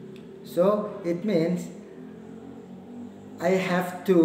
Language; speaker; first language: English; non-native, learner; Indonesian